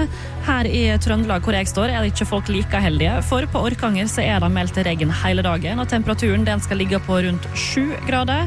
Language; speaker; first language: Norwegian; native; Norwegian